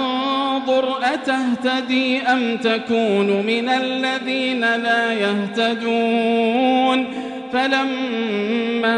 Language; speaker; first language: Arabic; native; Arabic